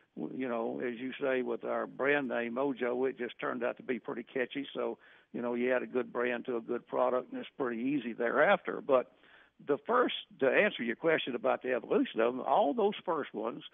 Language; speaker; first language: English; native; English